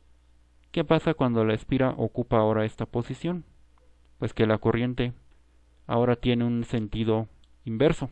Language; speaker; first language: Spanish; native; Spanish